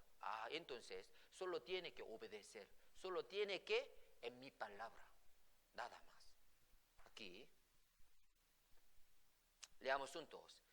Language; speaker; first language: Spanish; non-native, fluent; Korean